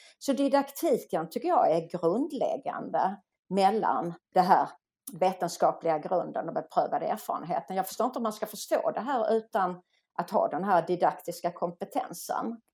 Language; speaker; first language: Swedish; native; Swedish